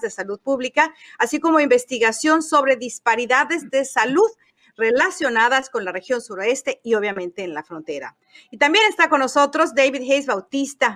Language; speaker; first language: Spanish; native; Spanish